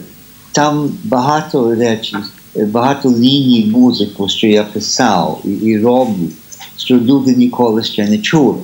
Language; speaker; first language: Ukrainian; early bilingual, heritage; Ukrainian